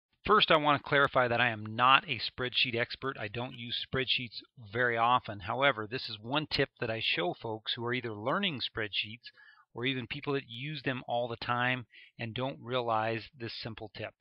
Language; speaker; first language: English; native; English